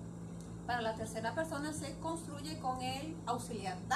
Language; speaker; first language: Spanish; native; Spanish